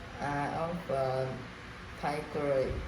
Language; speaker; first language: English; non-native, learner; Vietnamese